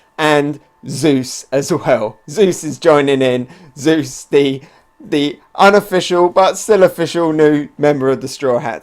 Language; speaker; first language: English; native; English